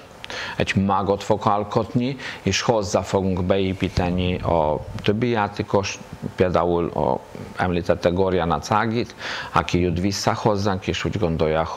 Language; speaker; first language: Hungarian; non-native, fluent; Polish